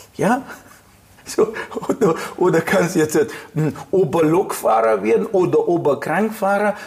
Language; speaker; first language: German; non-native, fluent; Russian